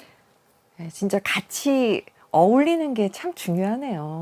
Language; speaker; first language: Korean; native; Korean